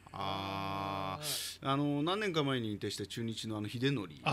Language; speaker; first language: Japanese; native; Japanese